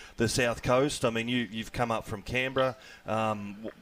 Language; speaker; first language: English; native; English